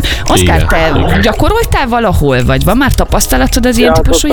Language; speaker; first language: Hungarian; native; Hungarian